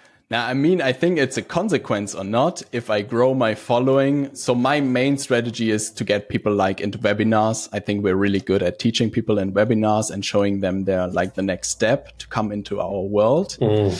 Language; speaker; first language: English; non-native, fluent; German